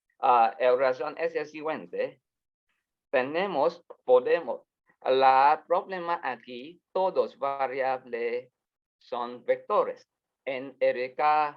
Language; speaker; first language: Spanish; non-native, learner; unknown